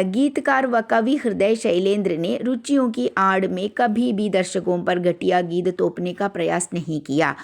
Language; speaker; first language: Hindi; non-native, local second language; Malayalam